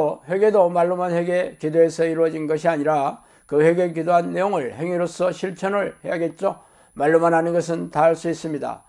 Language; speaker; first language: Korean; native; Korean